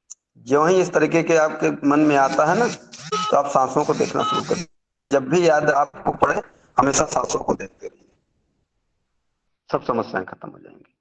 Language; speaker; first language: Hindi; native; Hindi